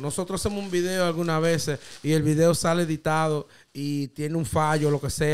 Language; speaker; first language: Spanish; native; Spanish